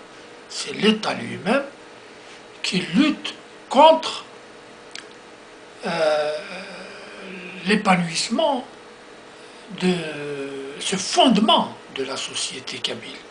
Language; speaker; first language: French; non-native, local second language; Kabyle